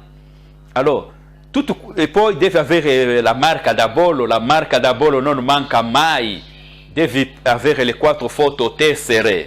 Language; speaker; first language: Italian; non-native, fluent; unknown